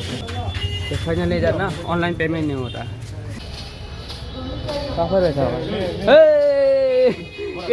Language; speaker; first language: Hindi; non-native, local second language; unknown